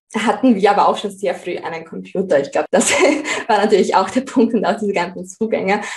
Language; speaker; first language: German; native; German